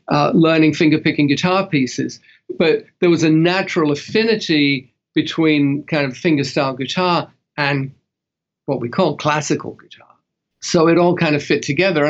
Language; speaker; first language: English; native; English